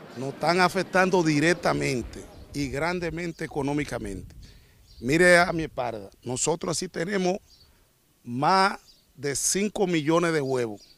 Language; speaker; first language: Spanish; native; Spanish